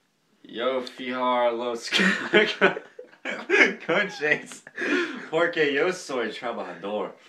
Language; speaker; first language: Spanish; non-native, learner; English